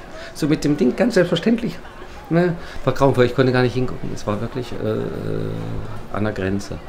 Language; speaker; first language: German; native; German